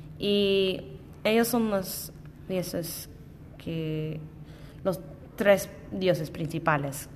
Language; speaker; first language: Spanish; non-native, learner; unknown